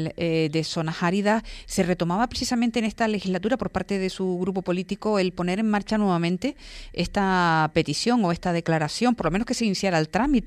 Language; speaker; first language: Spanish; native; Spanish